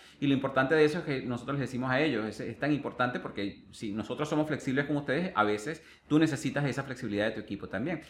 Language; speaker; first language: Spanish; native; Spanish